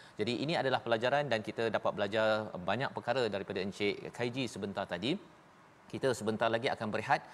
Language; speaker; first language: Malay; native; Malay